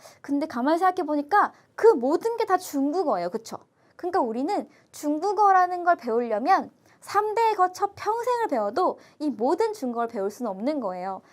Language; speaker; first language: Korean; native; Korean